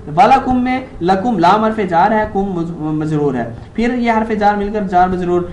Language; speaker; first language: Urdu; native; Urdu